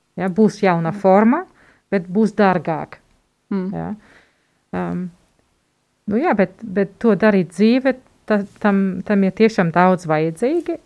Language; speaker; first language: Latvian; non-native, fluent; German